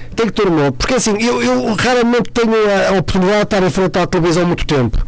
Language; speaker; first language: Portuguese; native; Portuguese